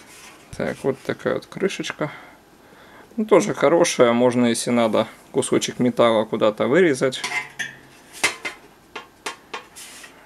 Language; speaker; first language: Russian; non-native, local second language; Ukrainian